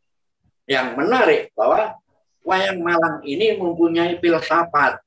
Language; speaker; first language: Indonesian; native; Indonesian